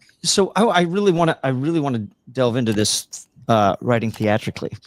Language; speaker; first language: English; native; English